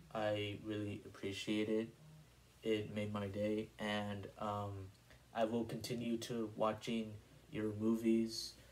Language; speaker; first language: English; native; English